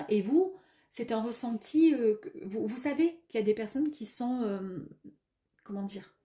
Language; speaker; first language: French; native; French